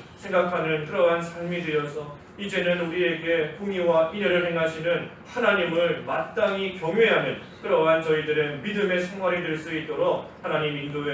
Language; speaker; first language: Korean; native; Korean